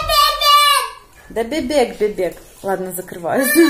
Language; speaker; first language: Russian; native; Russian